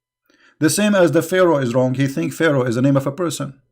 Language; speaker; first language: English; non-native, fluent; Arabic